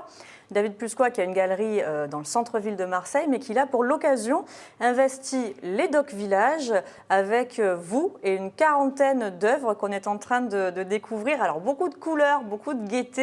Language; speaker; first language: French; native; French